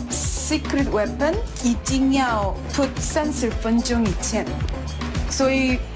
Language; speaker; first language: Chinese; non-native, learner; Korean